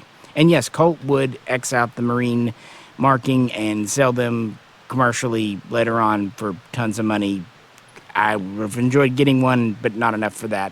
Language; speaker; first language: English; native; English